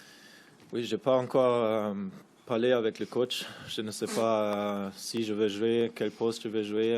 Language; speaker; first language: French; non-native, fluent; German